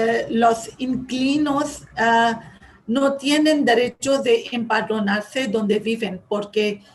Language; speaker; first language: Spanish; non-native, fluent; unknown